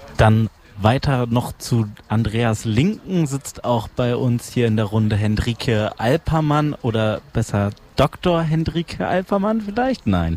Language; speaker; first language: German; native; German